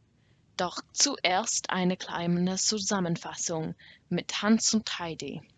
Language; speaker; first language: German; non-native, learner; English